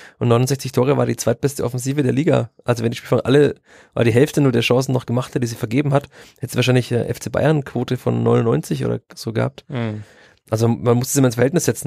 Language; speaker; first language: German; native; German